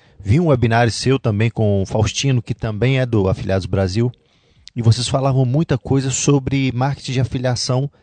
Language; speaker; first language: Portuguese; native; Portuguese